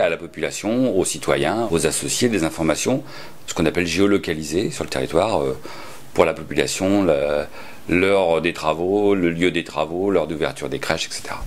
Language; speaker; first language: French; native; French